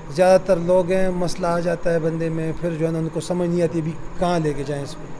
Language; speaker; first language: Urdu; non-native, local second language; Pashto